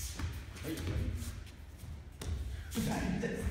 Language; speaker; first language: Japanese; native; Japanese